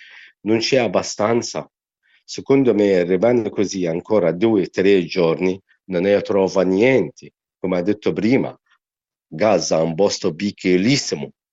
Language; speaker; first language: Italian; non-native, learner; Arabic